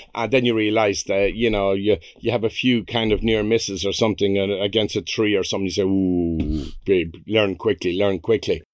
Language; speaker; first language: English; native; English